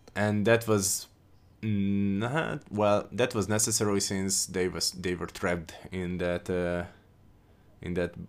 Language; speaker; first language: English; non-native, fluent; Hungarian